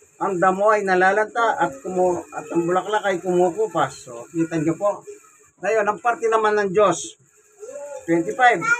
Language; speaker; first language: Filipino; non-native, local second language; Pampanga